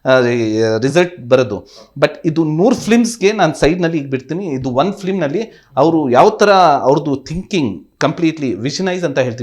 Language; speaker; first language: Kannada; non-native, local second language; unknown